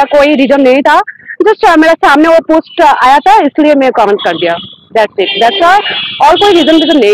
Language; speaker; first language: Hindi; non-native, learner; Bangla